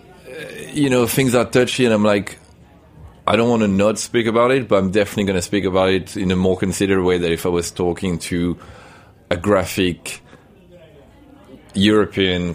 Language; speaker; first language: English; non-native, fluent; French